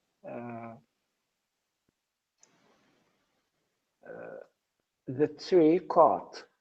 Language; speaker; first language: English; non-native, learner; Persian